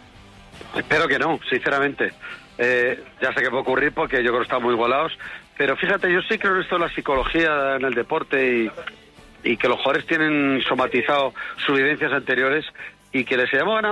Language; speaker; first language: Spanish; native; Spanish